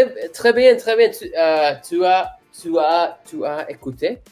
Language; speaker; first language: French; non-native, learner; English